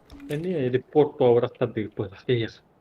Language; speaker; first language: Russian; non-native, local second language; Yakut